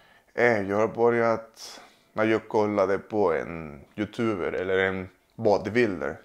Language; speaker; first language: Swedish; non-native, fluent; Spanish